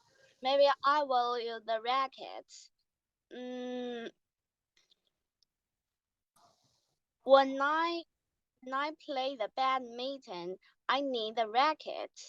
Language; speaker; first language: English; non-native, learner; Chinese